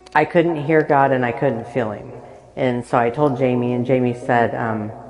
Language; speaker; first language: English; native; English